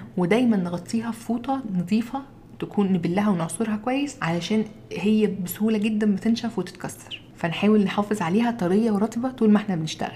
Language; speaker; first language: Arabic; native; Arabic